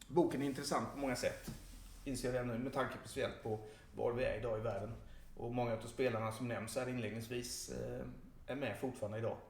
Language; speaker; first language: Swedish; native; Swedish